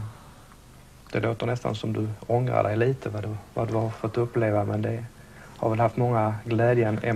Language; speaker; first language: Swedish; native; Swedish